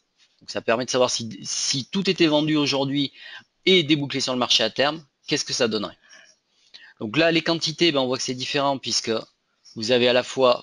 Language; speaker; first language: French; native; French